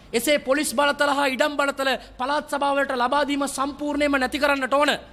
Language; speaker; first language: Sinhala; non-native, local second language; Tamil